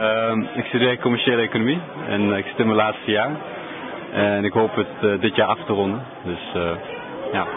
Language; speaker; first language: Dutch; early bilingual, other home language; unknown